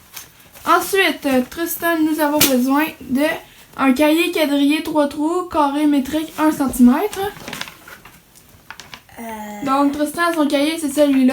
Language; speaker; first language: French; native; French